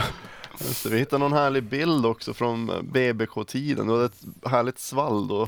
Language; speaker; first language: Swedish; native; Swedish